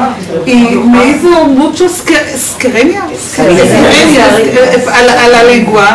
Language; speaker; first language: Spanish; non-native, learner; Hebrew